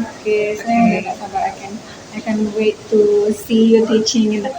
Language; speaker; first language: English; non-native, learner; Indonesian